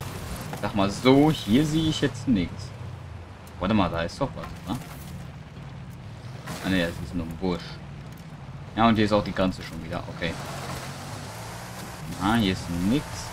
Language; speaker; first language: German; native; German